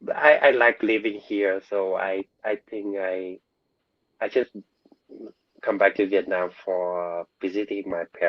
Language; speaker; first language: English; non-native, learner; Vietnamese